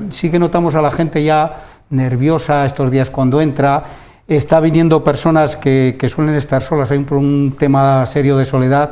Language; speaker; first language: Spanish; native; Spanish